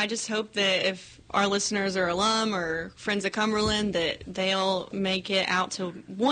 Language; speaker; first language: English; native; English